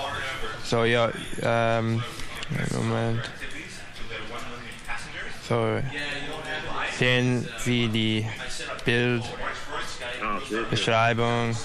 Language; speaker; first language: German; non-native, learner; English